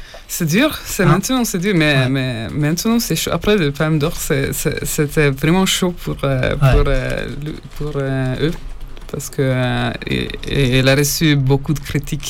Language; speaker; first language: French; non-native, learner; Hungarian